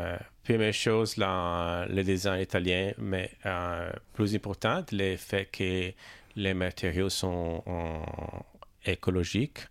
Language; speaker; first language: French; non-native, learner; Italian